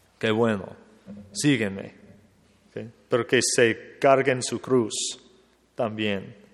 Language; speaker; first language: Spanish; non-native, fluent; English